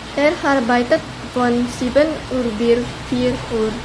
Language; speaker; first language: German; non-native, learner; Indonesian